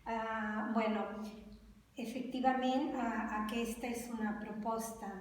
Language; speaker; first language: Catalan; non-native, fluent; Spanish